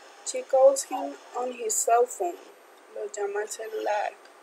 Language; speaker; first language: English; non-native, fluent; Spanish